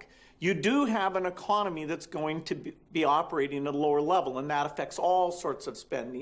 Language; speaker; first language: English; native; English